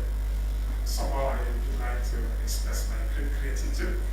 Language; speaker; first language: English; non-native, fluent; Indonesian